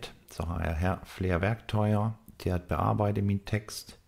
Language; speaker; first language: Danish; non-native, fluent; German